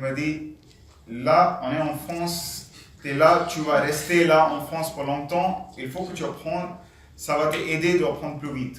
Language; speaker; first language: French; non-native, learner; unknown